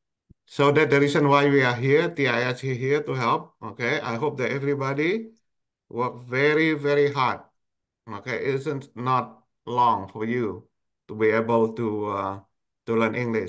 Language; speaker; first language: English; non-native, local second language; Indonesian